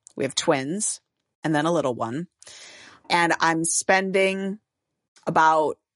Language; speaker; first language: English; native; English